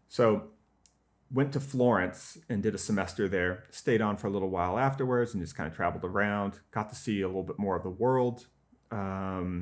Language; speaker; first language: English; native; English